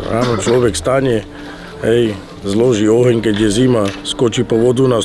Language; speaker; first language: Slovak; non-native, local second language; Romany